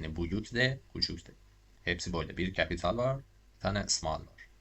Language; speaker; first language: Turkish; non-native, learner; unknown